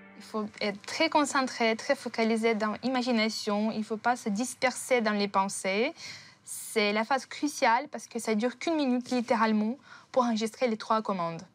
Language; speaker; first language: French; non-native, fluent; Ukrainian